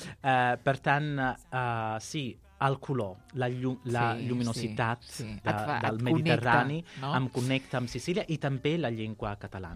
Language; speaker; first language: Catalan; non-native, fluent; Sicilian